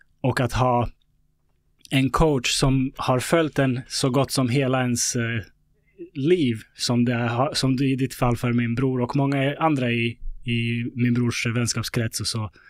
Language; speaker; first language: Swedish; early bilingual, other home language; Bosnian